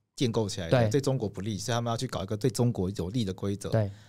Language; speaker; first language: Chinese; native; Chinese